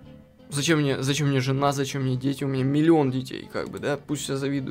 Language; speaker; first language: Russian; native; Russian